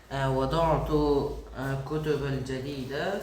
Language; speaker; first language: Arabic; non-native, learner; Uzbek